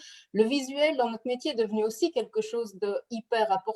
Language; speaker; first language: French; native; French